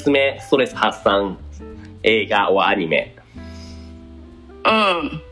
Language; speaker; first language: Japanese; non-native, learner; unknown